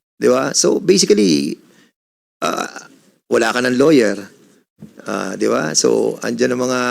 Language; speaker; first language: Filipino; native; Filipino